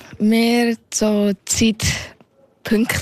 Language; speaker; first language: German; early bilingual, heritage; Thai